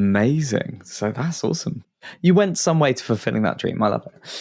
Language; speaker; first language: English; native; English